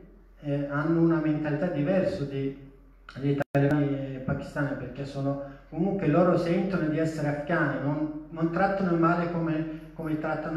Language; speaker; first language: Italian; non-native, fluent; Persian